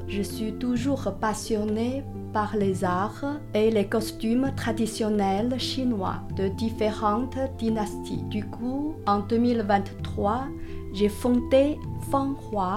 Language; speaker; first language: French; non-native, fluent; Chinese